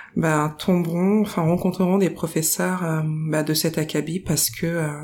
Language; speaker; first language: French; native; French